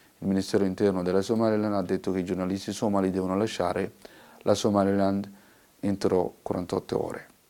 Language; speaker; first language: Italian; non-native, fluent; Somali